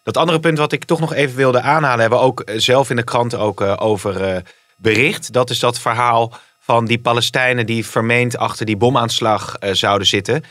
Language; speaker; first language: Dutch; native; Dutch